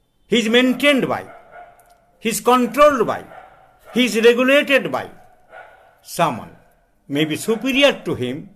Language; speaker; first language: English; non-native, local second language; Bangla